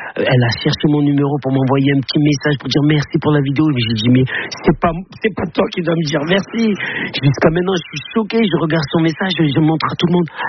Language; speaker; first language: French; native; French